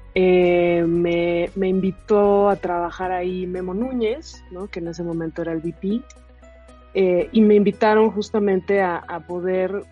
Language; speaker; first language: Spanish; native; Spanish